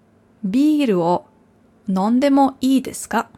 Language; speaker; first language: Japanese; non-native, fluent; German